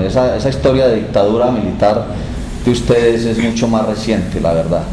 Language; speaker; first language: Spanish; native; Spanish